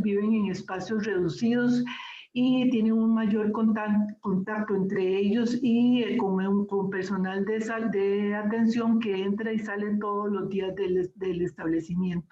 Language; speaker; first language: Spanish; native; Spanish